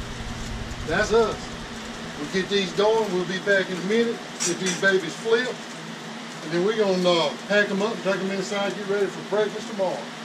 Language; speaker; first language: English; native; English